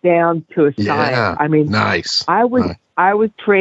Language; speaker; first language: English; native; English